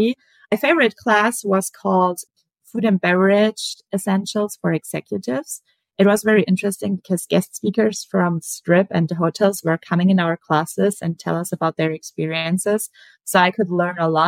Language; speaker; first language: English; non-native, fluent; German